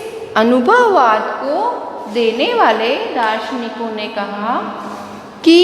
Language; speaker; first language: Hindi; native; Hindi